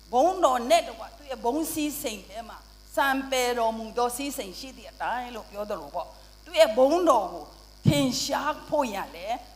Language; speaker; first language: Burmese; non-native, local second language; Tedim Chin